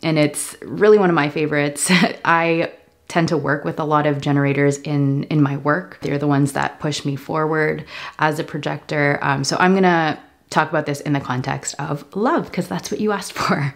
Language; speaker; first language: English; native; English